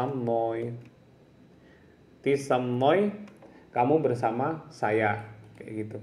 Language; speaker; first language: Indonesian; non-native, local second language; Javanese